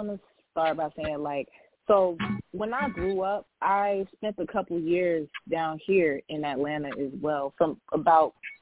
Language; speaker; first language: English; native; English